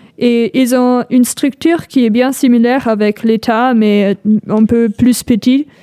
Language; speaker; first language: French; non-native, fluent; German